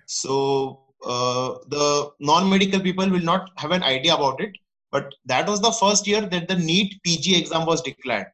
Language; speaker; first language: English; non-native, local second language; Gujarati